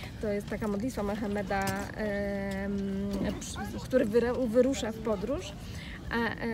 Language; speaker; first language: Polish; native; Polish